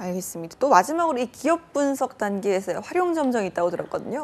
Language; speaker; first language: Korean; native; Korean